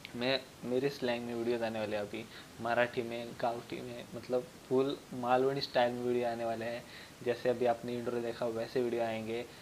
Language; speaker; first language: Hindi; non-native, local second language; Marathi